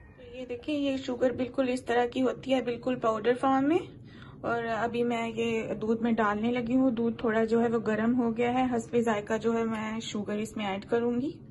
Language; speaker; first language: Urdu; non-native, local second language; Punjabi